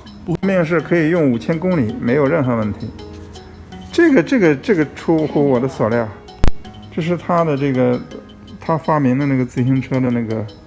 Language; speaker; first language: Chinese; native; Chinese